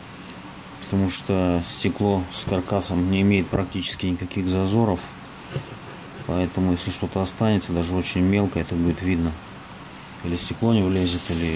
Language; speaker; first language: Russian; native; Russian